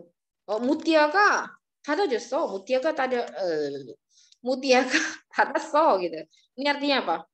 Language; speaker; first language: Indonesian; native; Indonesian